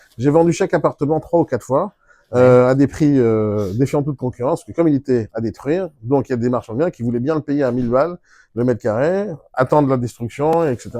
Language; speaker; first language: French; non-native, fluent; Hebrew